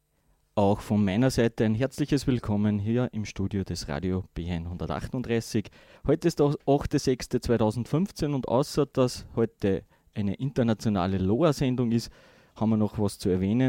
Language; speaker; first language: German; native; German